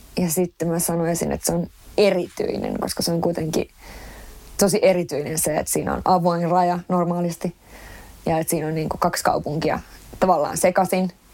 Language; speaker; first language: Finnish; early bilingual, heritage; Finnish